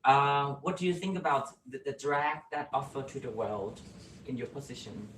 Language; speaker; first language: English; non-native, learner; Thai